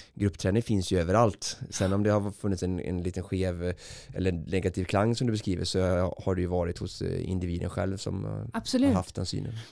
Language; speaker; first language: Swedish; native; Swedish